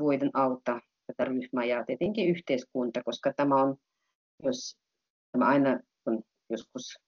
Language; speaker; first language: Finnish; non-native, fluent; Russian